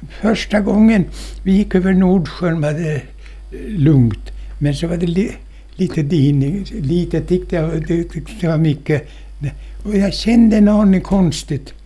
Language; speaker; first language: Swedish; native; Swedish